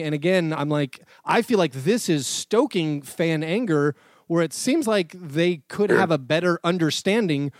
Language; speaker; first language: English; native; English